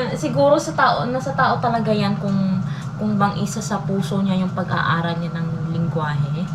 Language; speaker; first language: Filipino; non-native, local second language; Hiligaynon